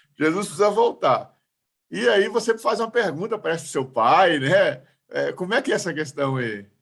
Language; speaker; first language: Portuguese; native; Portuguese